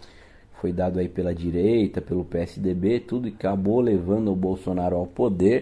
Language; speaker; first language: Portuguese; native; Portuguese